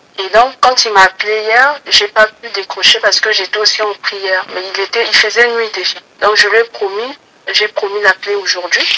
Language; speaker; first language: French; non-native, local second language; Lingala